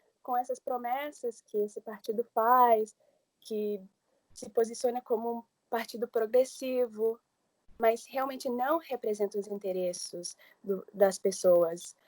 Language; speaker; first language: Portuguese; early bilingual, heritage; English